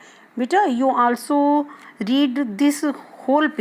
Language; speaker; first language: English; non-native, local second language; Hindi